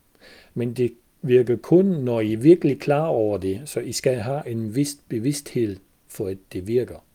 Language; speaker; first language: Danish; non-native, fluent; German